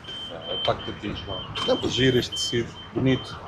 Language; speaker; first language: Portuguese; native; Portuguese